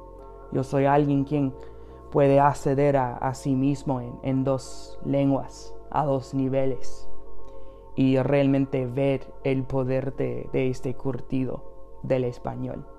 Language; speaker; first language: Spanish; non-native, fluent; English